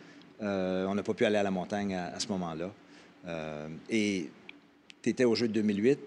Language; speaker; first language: French; native; French